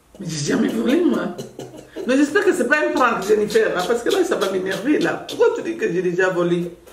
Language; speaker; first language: French; non-native, fluent; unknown